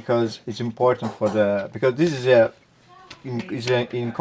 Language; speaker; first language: English; non-native, learner; Italian